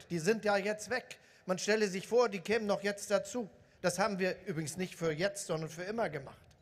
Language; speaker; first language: German; native; German